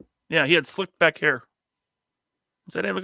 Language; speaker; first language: English; native; English